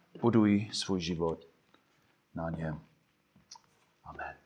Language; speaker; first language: Czech; non-native, fluent; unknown